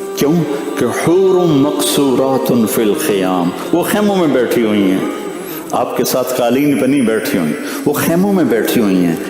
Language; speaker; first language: Urdu; non-native, local second language; Punjabi